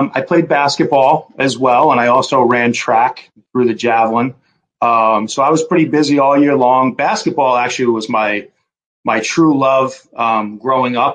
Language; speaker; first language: English; native; English